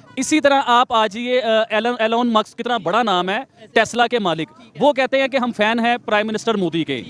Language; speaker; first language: Urdu; non-native, local second language; Punjabi